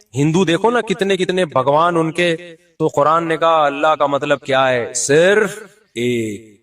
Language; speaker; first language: Urdu; native; Urdu